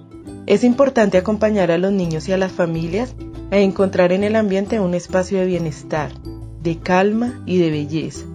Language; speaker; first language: Spanish; native; Spanish